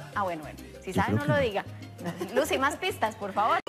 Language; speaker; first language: Spanish; native; Spanish